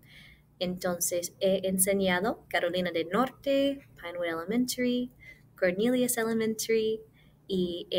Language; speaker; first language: Spanish; early bilingual, heritage; English